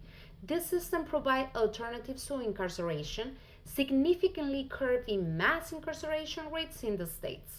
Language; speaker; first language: English; non-native, fluent; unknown